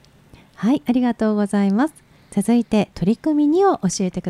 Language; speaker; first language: Japanese; native; Japanese